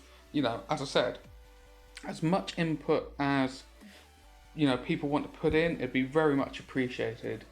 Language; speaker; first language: English; native; English